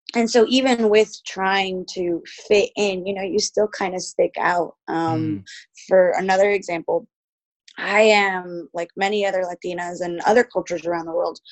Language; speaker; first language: English; early bilingual, other home language; Spanish